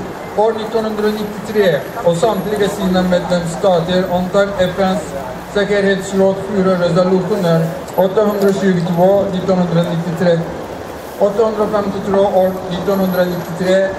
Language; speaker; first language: Swedish; non-native, fluent; Azerbaijani